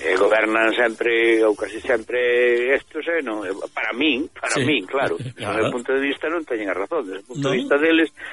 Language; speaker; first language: Galician; native; Galician